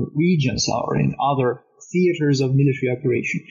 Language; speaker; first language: English; non-native, fluent; Romanian